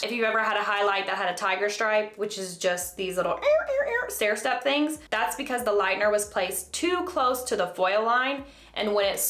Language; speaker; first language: English; native; English